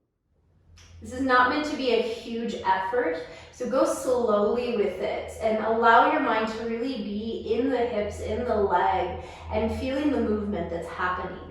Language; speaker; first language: English; native; English